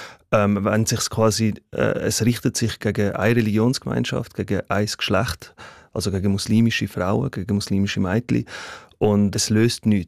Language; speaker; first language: German; early bilingual, other home language; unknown